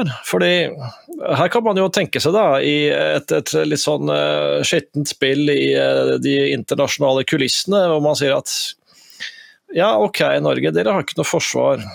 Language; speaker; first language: Norwegian; native; Norwegian